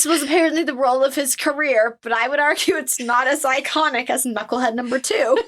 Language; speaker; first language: English; native; English